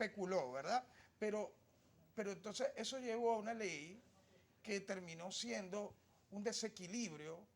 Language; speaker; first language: Spanish; native; Spanish